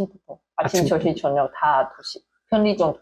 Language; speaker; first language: Korean; non-native, learner; Chinese